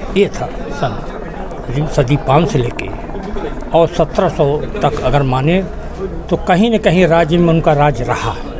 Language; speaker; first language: Hindi; native; Hindi